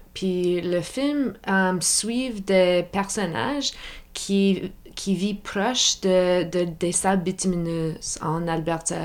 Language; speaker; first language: French; non-native, local second language; English